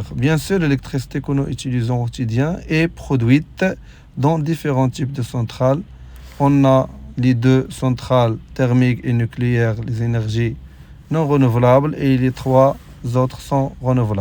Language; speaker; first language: French; non-native, local second language; Arabic